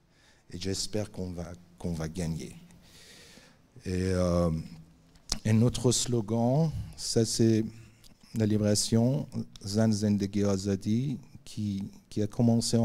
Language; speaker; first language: French; non-native, fluent; Persian